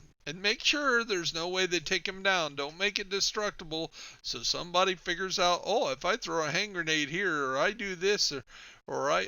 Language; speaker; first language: English; native; English